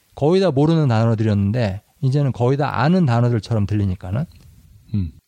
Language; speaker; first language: Korean; native; Korean